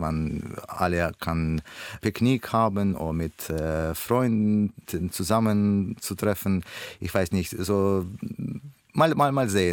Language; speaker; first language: German; non-native, learner; Russian